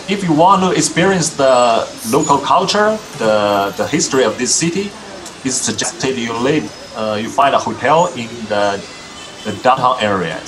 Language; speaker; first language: English; non-native, fluent; Chinese